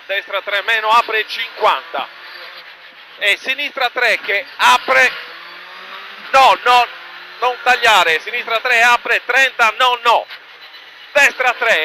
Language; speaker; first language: Italian; native; Italian